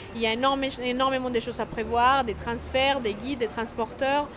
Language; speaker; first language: French; non-native, fluent; Spanish